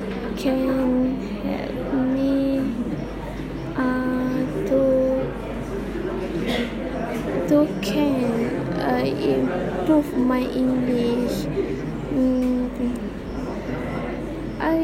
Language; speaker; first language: English; non-native, local second language; Malay